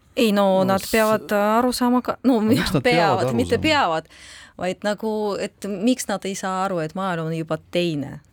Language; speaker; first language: Estonian; non-native, local second language; Russian